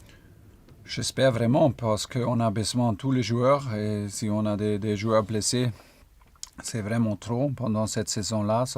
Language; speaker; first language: French; non-native, fluent; German